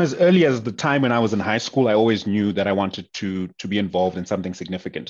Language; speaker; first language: English; non-native, local second language; North Ndebele